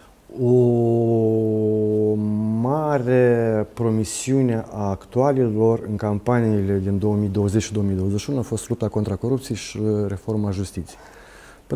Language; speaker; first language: Romanian; native; Romanian